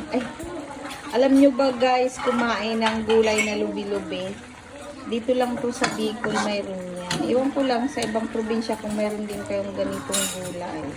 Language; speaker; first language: Filipino; non-native, local second language; Bikol